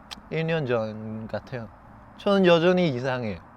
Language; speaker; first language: Korean; non-native, fluent; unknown